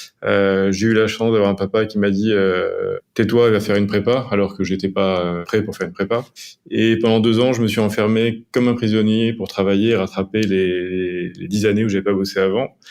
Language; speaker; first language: French; native; French